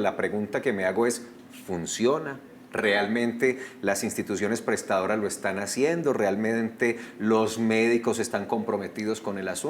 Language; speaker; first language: Spanish; native; Spanish